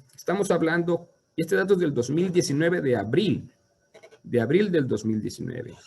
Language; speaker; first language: Spanish; native; Spanish